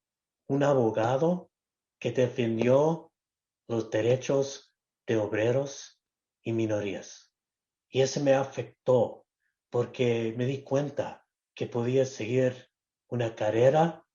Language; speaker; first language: Spanish; non-native, local second language; English